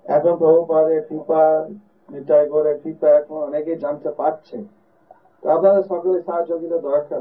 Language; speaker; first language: Bangla; non-native, fluent; English